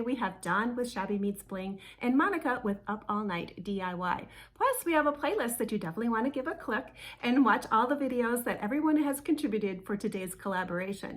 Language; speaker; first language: English; native; English